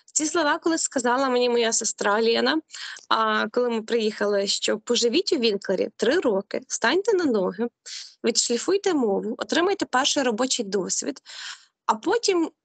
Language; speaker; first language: Ukrainian; native; Ukrainian